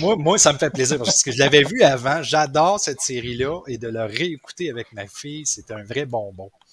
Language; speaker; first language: French; native; French